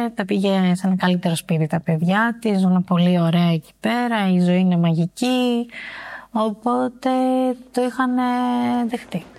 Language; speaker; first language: Greek; early bilingual, other home language; Albanian